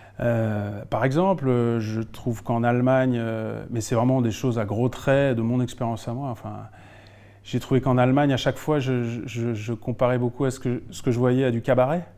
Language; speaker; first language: French; native; French